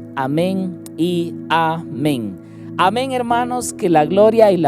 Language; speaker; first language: Spanish; native; Spanish